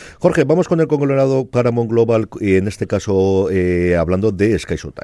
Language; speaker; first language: Spanish; native; Spanish